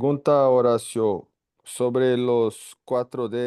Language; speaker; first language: Spanish; non-native, fluent; Portuguese